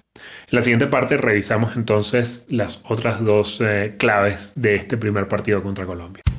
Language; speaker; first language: Spanish; native; Spanish